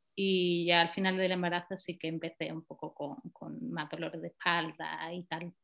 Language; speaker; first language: Spanish; native; Spanish